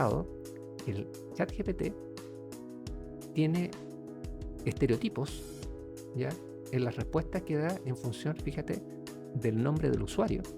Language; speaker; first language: Spanish; native; Spanish